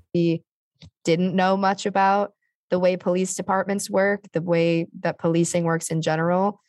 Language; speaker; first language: English; native; English